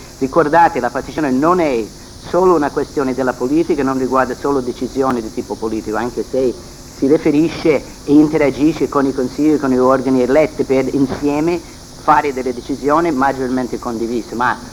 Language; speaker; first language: Italian; non-native, fluent; English